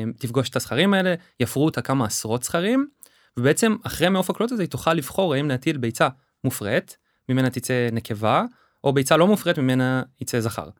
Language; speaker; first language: Hebrew; native; Hebrew